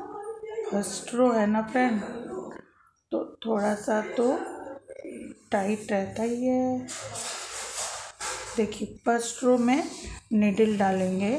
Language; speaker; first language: Hindi; native; Hindi